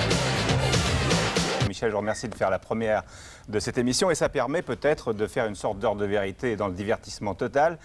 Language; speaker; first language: French; native; French